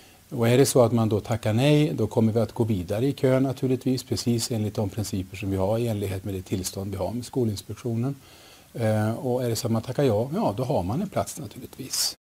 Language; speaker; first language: Swedish; native; Swedish